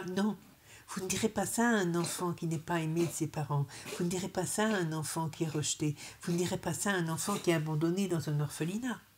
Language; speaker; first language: French; native; French